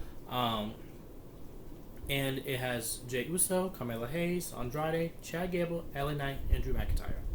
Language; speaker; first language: English; native; English